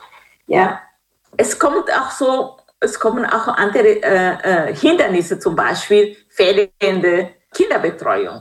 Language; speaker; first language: German; non-native, fluent; Kinyarwanda